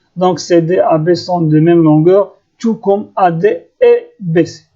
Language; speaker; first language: French; non-native, local second language; Arabic